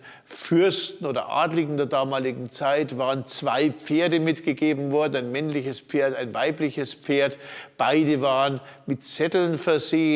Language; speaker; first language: German; native; German